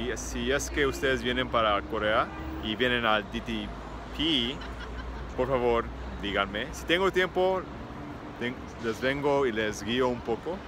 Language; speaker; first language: Spanish; early bilingual, heritage; Spanish